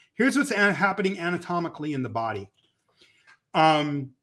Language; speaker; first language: English; native; English